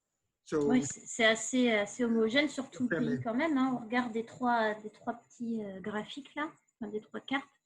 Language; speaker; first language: French; native; French